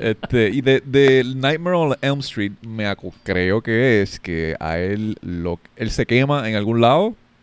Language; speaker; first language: Spanish; early bilingual, heritage; Spanish